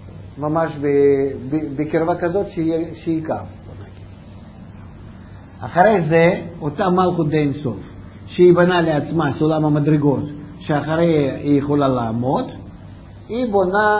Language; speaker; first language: Hebrew; non-native, fluent; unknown